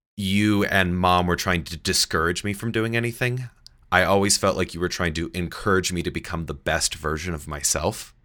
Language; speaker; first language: English; native; English